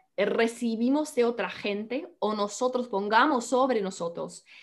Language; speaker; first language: Spanish; non-native, fluent; English